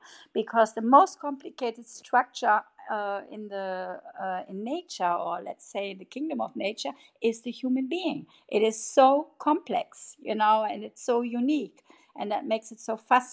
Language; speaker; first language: English; non-native, fluent; German